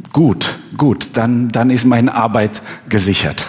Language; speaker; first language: German; non-native, fluent; Albanian